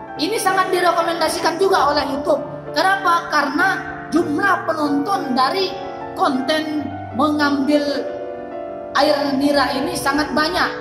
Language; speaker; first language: Indonesian; non-native, local second language; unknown